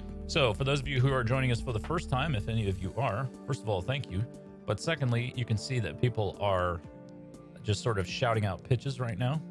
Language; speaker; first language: English; native; English